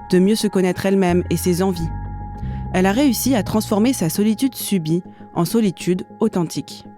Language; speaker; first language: French; native; French